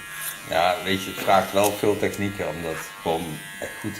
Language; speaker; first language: Dutch; native; Dutch